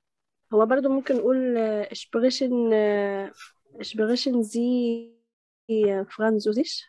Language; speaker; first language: German; non-native, learner; Arabic